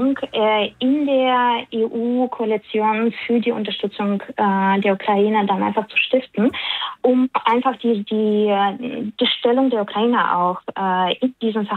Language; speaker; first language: German; non-native, fluent; Russian